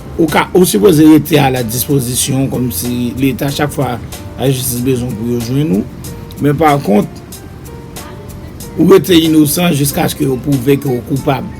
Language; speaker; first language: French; non-native, local second language; Haitian Creole